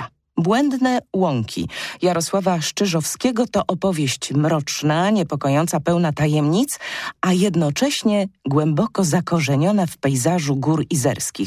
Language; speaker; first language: Polish; native; Polish